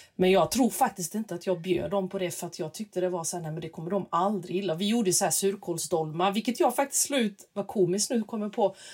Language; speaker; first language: Swedish; early bilingual, other home language; Macedonian